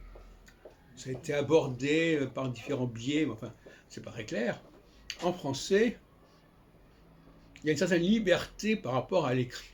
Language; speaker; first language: French; native; French